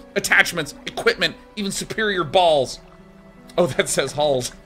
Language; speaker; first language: English; native; English